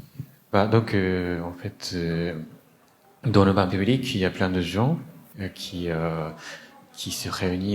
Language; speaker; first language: French; non-native, fluent; Japanese